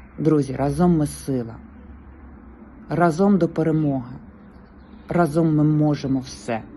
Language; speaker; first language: Ukrainian; native; Ukrainian